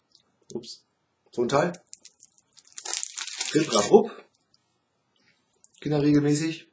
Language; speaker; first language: German; native; German